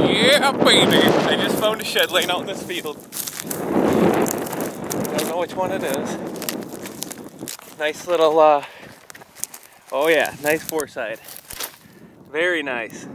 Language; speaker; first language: English; native; English